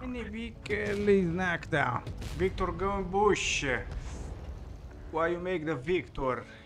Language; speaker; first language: English; non-native, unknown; Italian